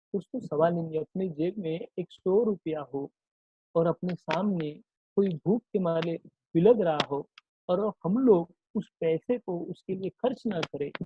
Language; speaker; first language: Hindi; non-native, local second language; Marathi